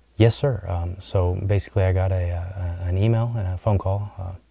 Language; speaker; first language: English; native; English